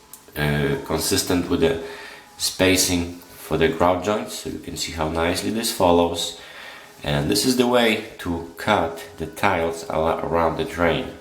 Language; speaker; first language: English; non-native, fluent; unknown